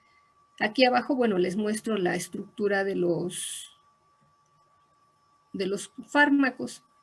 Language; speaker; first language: Spanish; native; Spanish